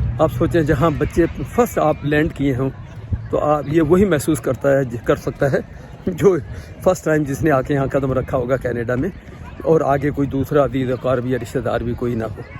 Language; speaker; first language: Urdu; native; Urdu